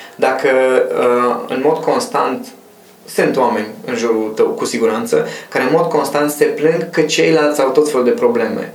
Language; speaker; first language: Romanian; non-native, local second language; Hungarian